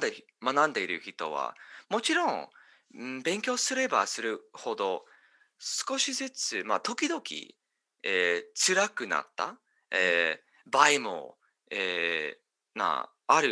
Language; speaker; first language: Japanese; non-native, fluent; English